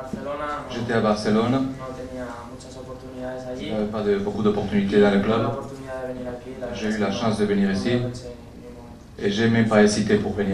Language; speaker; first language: French; non-native, fluent; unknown